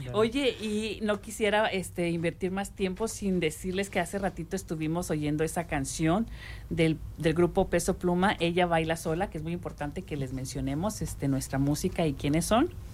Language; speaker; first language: Spanish; native; Spanish